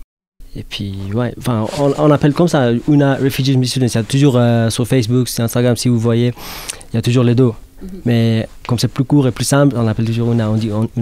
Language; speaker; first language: French; non-native, fluent; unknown